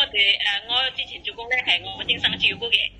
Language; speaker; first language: Cantonese; non-native, learner; Indonesian